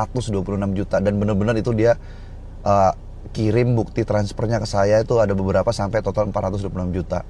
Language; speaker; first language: Indonesian; native; Indonesian